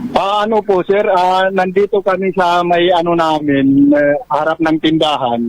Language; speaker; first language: Filipino; non-native, local second language; Waray